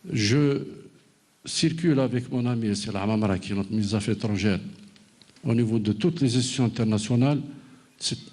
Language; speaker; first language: French; non-native, local second language; Arabic